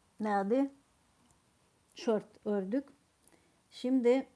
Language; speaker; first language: Turkish; non-native, fluent; Ukrainian